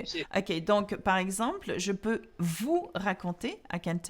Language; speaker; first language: French; non-native, fluent; English